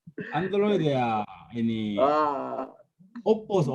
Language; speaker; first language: Indonesian; non-native, fluent; Japanese